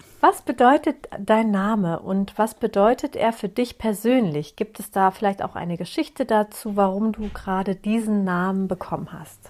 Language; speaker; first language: German; early bilingual, other home language; Turkish